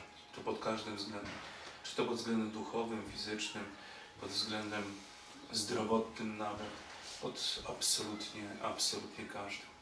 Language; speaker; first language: Polish; native; Polish